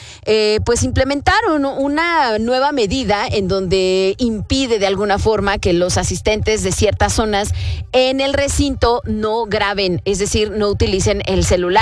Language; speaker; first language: Spanish; native; Spanish